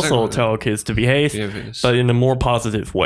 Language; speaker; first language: English; non-native, fluent; Chinese